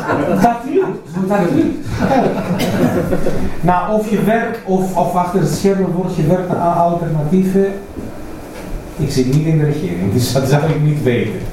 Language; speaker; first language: Dutch; non-native, fluent; Greek